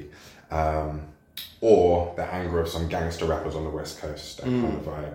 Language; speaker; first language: English; native; English